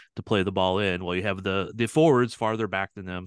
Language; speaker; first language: English; native; English